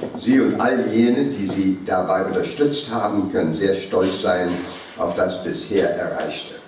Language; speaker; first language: German; non-native, fluent; English